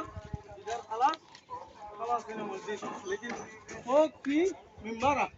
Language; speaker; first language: Arabic; non-native, learner; Bangla